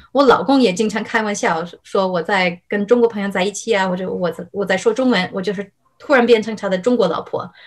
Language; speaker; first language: Chinese; non-native, fluent; English